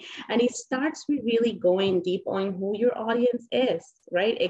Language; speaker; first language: English; non-native, fluent; Spanish